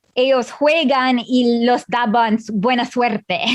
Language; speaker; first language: Spanish; non-native, learner; English